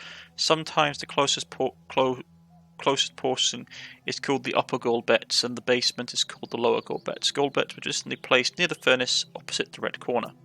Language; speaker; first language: English; native; English